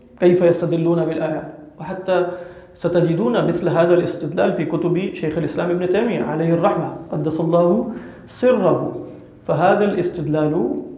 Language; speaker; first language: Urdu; native; Urdu